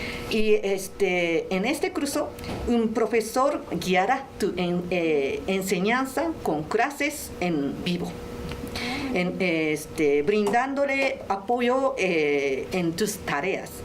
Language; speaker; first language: Spanish; non-native, learner; Japanese